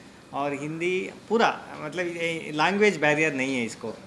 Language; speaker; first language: Hindi; non-native, local second language; Kannada